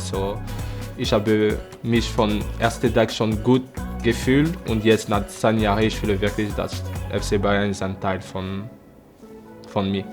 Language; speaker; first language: German; non-native, learner; French